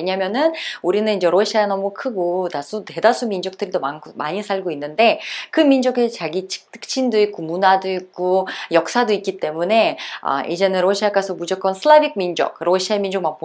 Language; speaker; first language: Korean; non-native, fluent; Uzbek